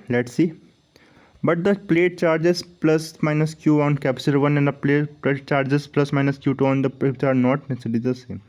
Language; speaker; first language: English; non-native, local second language; Hindi